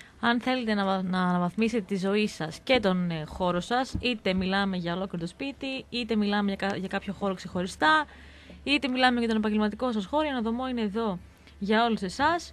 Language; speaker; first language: Greek; native; Greek